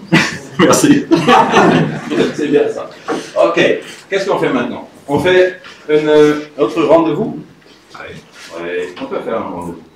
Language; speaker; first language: French; non-native, fluent; Swedish